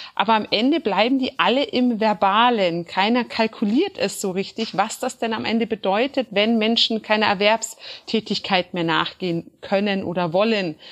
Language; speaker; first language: German; early bilingual, other home language; Turkish